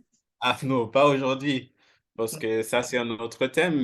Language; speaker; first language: French; non-native, fluent; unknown